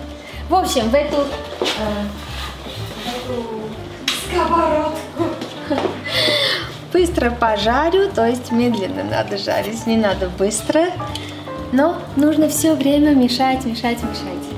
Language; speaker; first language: Russian; non-native, fluent; Armenian